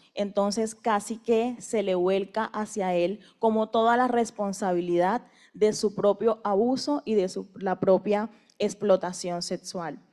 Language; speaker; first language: Spanish; native; Spanish